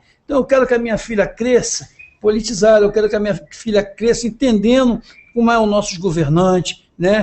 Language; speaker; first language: Portuguese; native; Portuguese